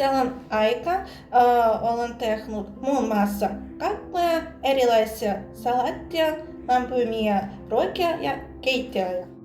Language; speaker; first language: Finnish; non-native, learner; Ukrainian